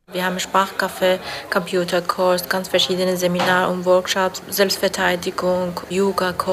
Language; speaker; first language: German; non-native, learner; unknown